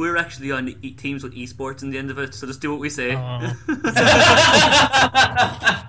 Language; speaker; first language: English; native; English